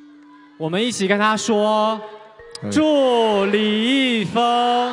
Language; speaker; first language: Chinese; native; Chinese